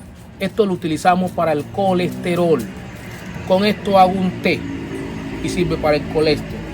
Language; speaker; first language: Spanish; native; Spanish